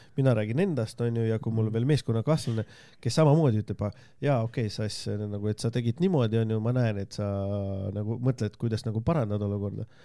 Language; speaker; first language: Estonian; non-native, local second language; Russian